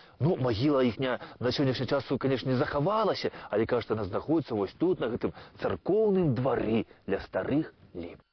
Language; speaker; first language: Belarusian; native; Belarusian